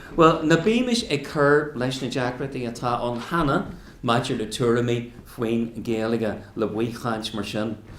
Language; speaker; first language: Irish; non-native, local second language; English